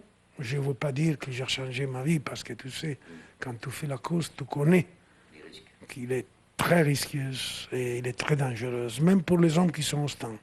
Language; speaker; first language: French; non-native, fluent; Italian